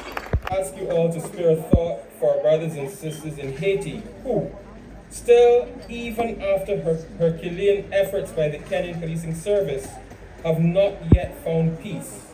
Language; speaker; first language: English; native; English